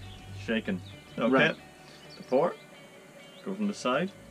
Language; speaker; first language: English; native; English